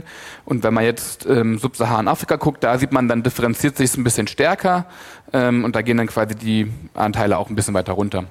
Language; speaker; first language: German; native; German